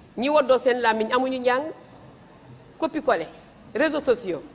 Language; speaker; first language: Wolof; non-native, local second language; Fula